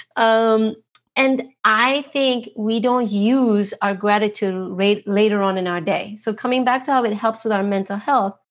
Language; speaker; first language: English; non-native, fluent; Turkish